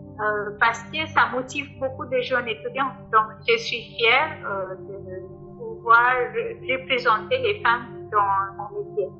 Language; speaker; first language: French; non-native, fluent; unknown